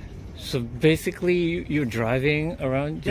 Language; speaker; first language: English; non-native, learner; Japanese